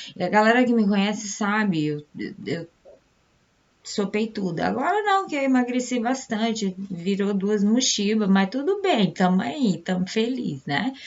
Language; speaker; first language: Portuguese; native; Portuguese